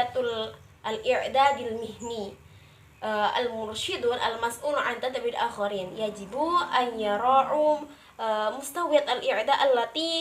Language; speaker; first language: Arabic; non-native, learner; Indonesian